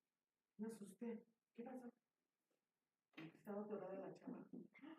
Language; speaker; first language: Spanish; native; Spanish